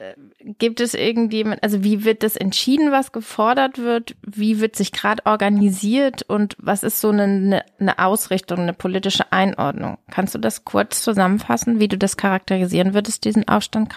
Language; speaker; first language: German; native; German